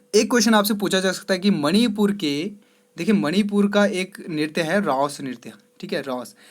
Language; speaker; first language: Hindi; native; Hindi